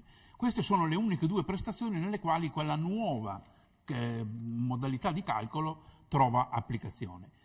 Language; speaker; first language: Italian; native; Italian